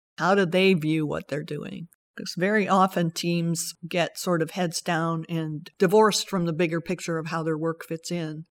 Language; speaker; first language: English; native; English